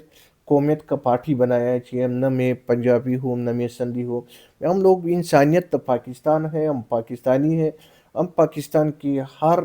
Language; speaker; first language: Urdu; non-native, local second language; Pashto